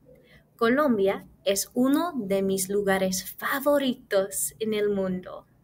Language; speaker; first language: Spanish; early bilingual, heritage; English